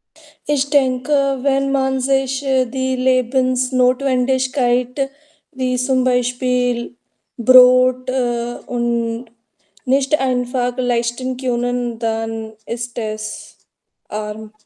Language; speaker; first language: German; non-native, learner; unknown